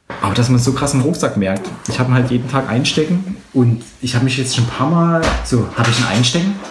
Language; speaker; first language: German; native; German